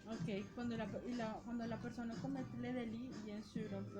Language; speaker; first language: French; non-native, learner; Spanish